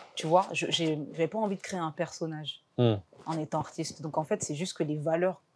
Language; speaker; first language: French; native; French